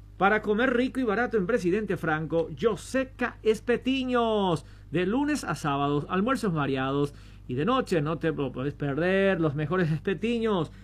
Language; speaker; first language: Spanish; native; Spanish